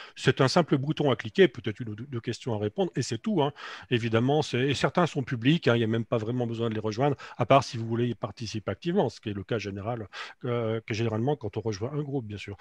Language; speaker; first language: French; native; French